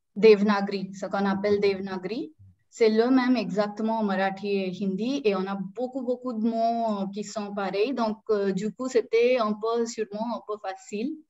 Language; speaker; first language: French; non-native, local second language; Marathi